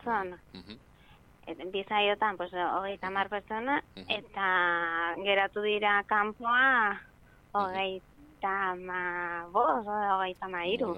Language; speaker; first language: Basque; non-native, local second language; Spanish